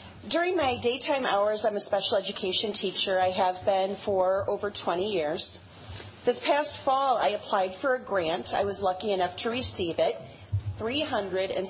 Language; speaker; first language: English; native; English